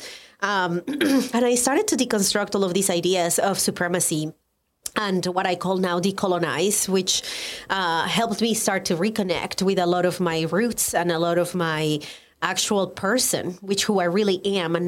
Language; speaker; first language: English; non-native, fluent; Spanish